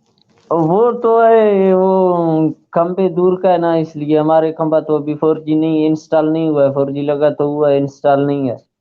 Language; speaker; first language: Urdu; non-native, local second language; Saraiki